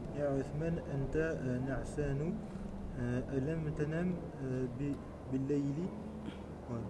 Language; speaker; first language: Arabic; non-native, learner; French